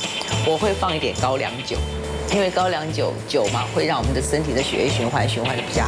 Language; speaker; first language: Chinese; native; Chinese